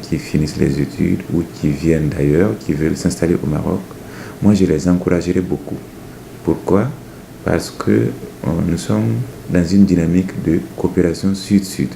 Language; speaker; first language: French; non-native, local second language; Mossi